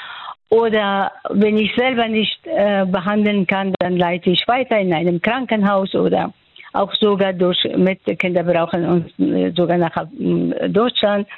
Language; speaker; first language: German; non-native, fluent; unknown